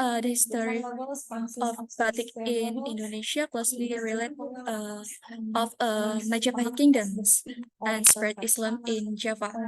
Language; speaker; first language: English; non-native, learner; Indonesian